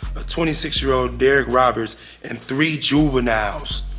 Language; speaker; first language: English; native; English